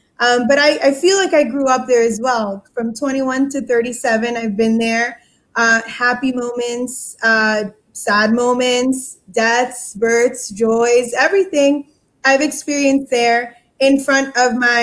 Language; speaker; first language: English; native; English